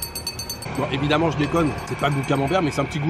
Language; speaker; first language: French; native; French